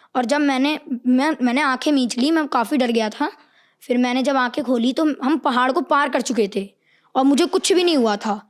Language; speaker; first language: Hindi; native; Hindi